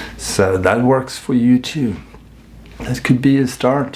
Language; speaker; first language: English; non-native, fluent; Swedish